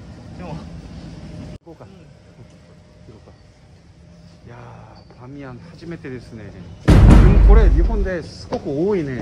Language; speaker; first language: Japanese; non-native, fluent; Korean